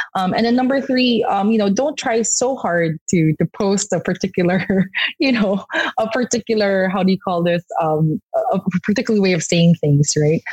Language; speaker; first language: English; non-native, local second language; Korean